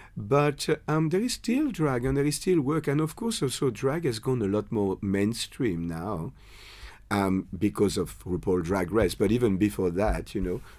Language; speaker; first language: English; non-native, fluent; French